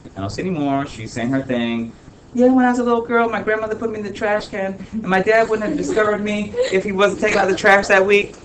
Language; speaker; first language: English; early bilingual, other home language; Spanish